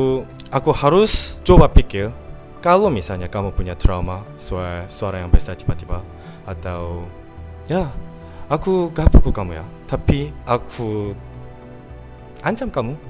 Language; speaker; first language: Indonesian; non-native, learner; Korean